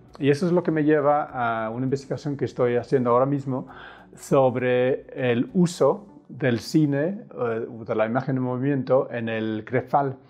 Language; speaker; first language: Spanish; non-native, fluent; English